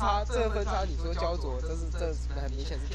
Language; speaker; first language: Chinese; native; Chinese